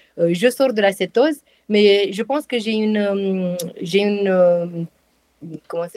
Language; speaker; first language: French; non-native, fluent; Romanian